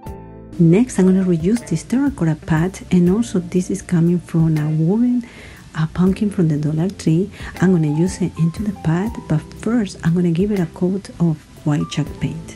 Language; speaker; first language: English; non-native, fluent; Spanish